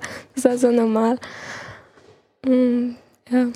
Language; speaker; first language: German; early bilingual, other home language; Chechen